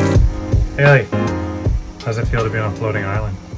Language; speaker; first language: English; native; English